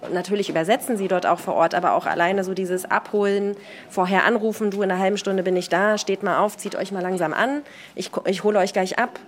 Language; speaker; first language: German; native; German